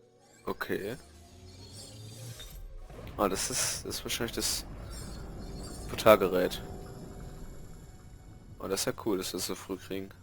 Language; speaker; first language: German; native; German